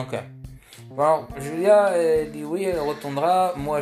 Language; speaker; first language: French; early bilingual, heritage; French